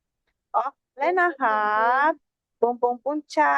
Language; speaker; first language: German; non-native, learner; Indonesian